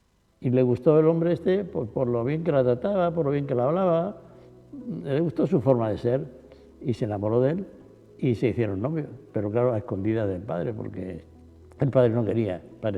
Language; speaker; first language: Spanish; native; Spanish